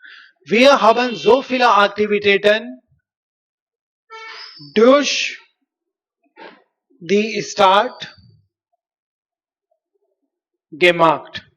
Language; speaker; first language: German; non-native, fluent; Hindi